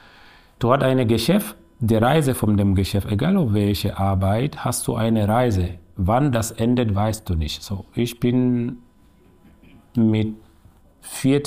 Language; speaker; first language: German; non-native, learner; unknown